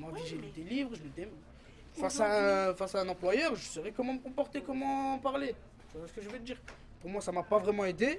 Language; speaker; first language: French; native; French